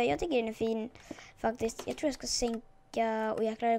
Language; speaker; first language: Swedish; native; Swedish